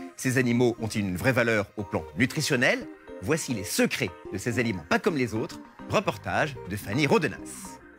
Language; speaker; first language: French; native; French